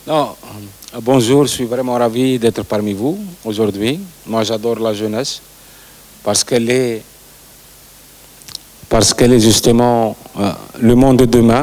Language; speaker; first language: French; non-native, local second language; Arabic